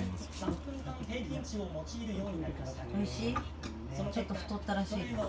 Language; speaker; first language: Japanese; native; Japanese